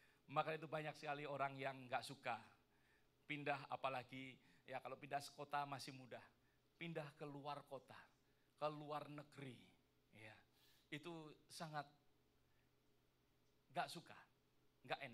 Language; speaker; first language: Indonesian; native; Indonesian